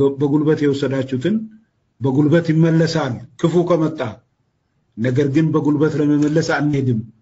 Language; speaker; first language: Amharic; non-native, local second language; Oromo